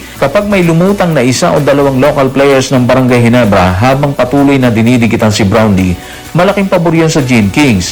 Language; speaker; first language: Filipino; native; Filipino